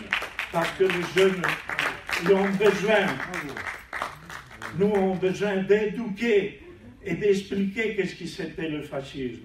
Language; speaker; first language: French; non-native, learner; Italian